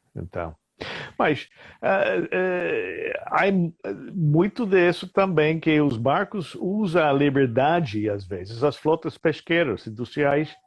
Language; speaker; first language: Portuguese; non-native, fluent; English